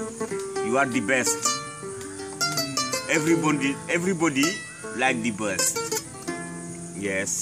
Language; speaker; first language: English; non-native, learner; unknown